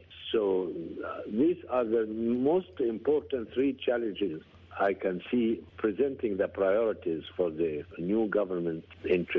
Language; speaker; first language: English; non-native, fluent; Arabic